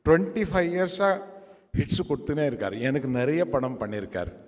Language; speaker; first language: Tamil; non-native, local second language; Telugu